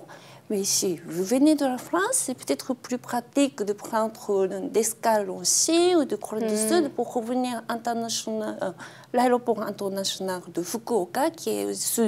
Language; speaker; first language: French; non-native, fluent; Japanese